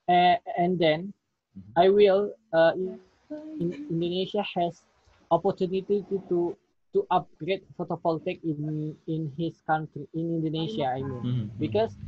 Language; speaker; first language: English; non-native, learner; Indonesian